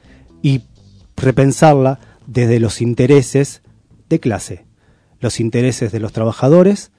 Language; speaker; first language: Spanish; native; Spanish